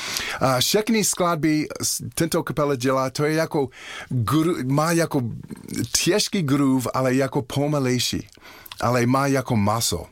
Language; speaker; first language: Czech; non-native, learner; English